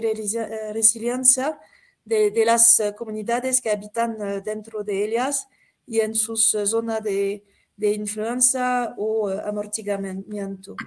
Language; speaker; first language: Spanish; non-native, fluent; French